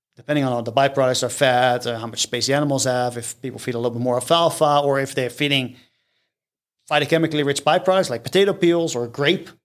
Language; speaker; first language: English; non-native, fluent; Dutch